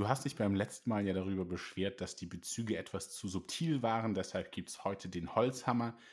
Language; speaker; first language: German; native; German